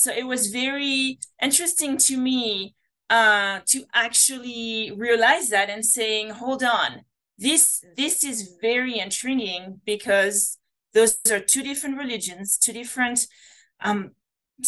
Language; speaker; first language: English; non-native, fluent; French